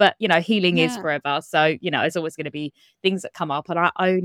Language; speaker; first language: English; native; English